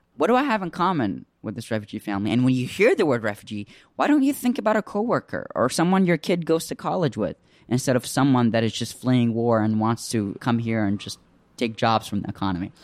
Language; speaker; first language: English; early bilingual, other home language; Arabic